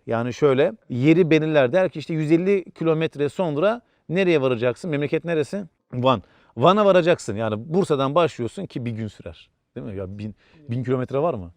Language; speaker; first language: Turkish; native; Turkish